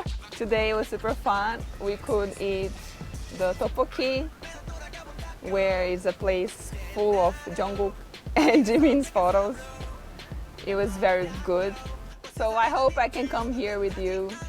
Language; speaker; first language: English; non-native, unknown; Portuguese